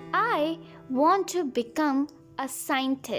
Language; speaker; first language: English; non-native, local second language; Hindi